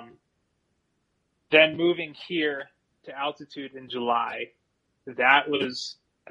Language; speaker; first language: English; native; English